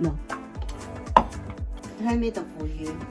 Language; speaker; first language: Cantonese; native; Cantonese